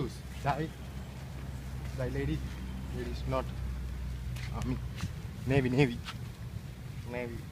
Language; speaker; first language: English; non-native, learner; Sinhala